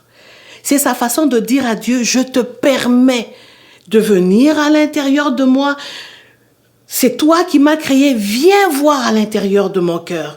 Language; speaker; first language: French; native; French